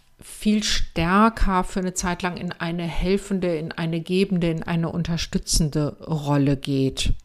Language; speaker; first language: German; native; German